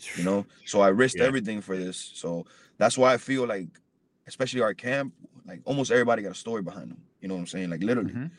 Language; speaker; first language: English; early bilingual, other home language; Spanish